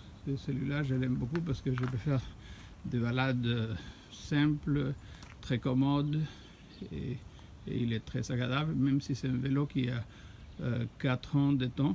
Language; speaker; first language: French; non-native, fluent; Spanish